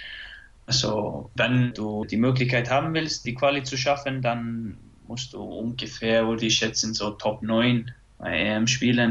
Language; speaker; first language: German; non-native, fluent; Icelandic